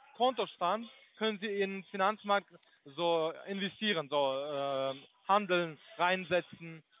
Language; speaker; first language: German; non-native, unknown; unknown